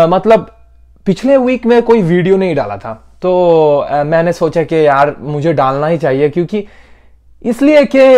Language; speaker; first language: Hindi; non-native, local second language; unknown